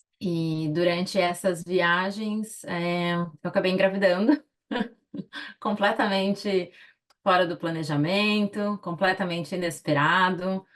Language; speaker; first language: Portuguese; native; Portuguese